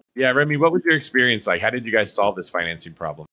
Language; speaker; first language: English; native; English